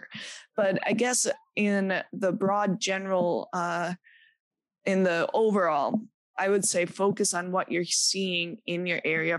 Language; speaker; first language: English; native; English